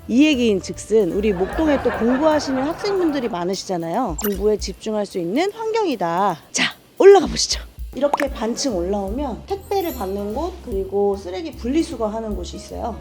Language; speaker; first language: Korean; native; Korean